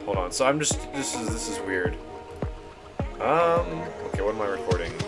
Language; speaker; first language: English; native; English